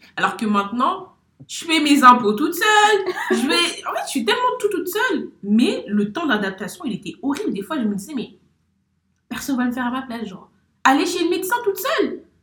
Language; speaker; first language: French; native; French